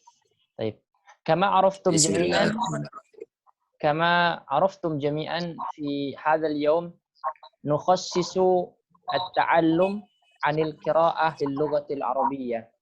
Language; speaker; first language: Arabic; non-native, fluent; Indonesian